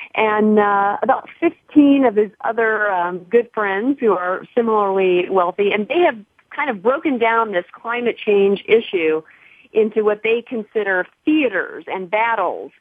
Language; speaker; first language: English; native; English